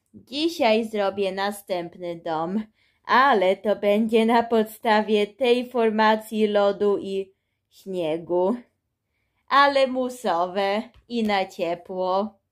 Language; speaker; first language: Polish; early bilingual, heritage; Polish